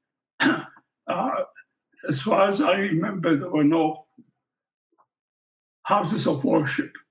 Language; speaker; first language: English; non-native, fluent; Polish